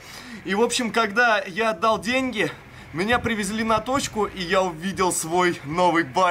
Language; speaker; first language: Russian; native; Russian